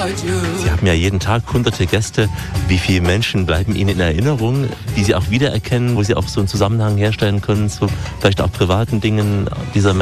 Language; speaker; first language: German; native; German